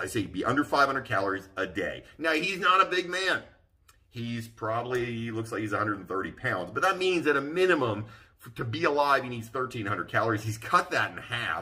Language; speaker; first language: English; native; English